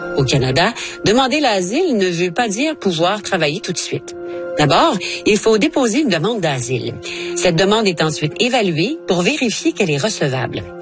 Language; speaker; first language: French; native; French